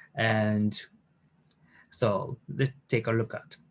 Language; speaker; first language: English; non-native, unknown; Japanese